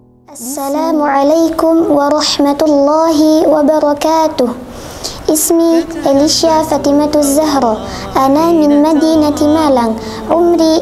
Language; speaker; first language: Arabic; non-native, learner; Indonesian